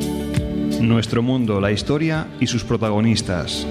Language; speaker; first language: Spanish; native; Spanish